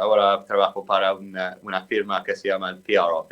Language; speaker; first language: Spanish; non-native, fluent; English